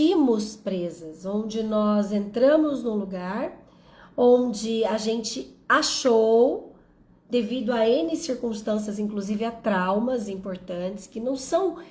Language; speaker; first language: Portuguese; native; Portuguese